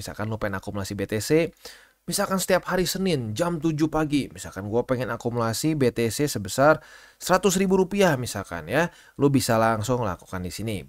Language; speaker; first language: Indonesian; native; Indonesian